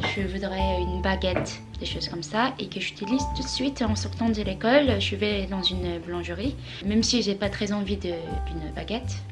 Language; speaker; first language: French; non-native, fluent; Korean